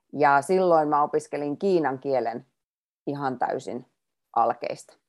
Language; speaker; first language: Finnish; native; Finnish